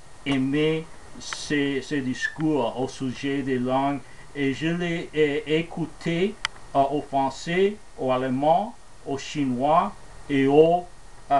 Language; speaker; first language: French; non-native, fluent; English